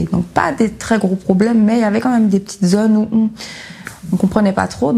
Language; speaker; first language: French; native; French